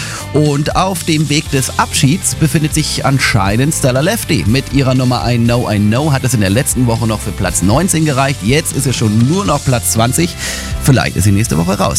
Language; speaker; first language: German; native; German